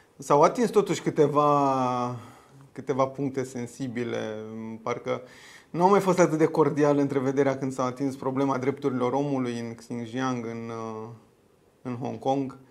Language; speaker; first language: Romanian; native; Romanian